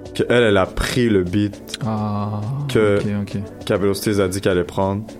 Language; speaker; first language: French; non-native, local second language; Arabic